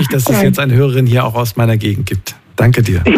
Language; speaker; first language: German; native; German